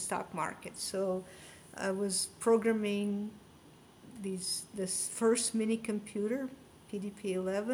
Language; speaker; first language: English; non-native, fluent; Russian